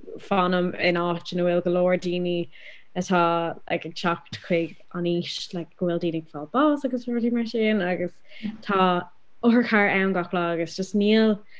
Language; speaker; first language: Irish; non-native, local second language; English